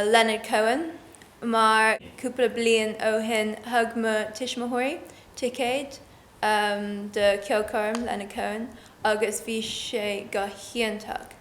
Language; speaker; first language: Irish; non-native, learner; English